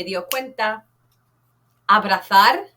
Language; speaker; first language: Spanish; non-native, fluent; English